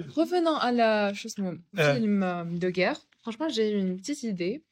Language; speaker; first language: French; non-native, local second language; Arabic